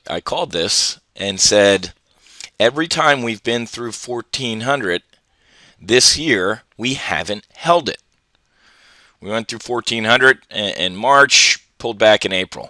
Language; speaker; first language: English; native; English